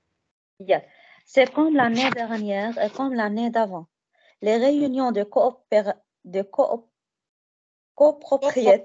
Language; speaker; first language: French; non-native, learner; Arabic